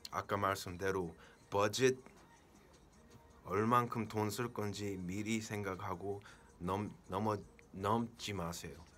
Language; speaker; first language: Korean; early bilingual, heritage; Korean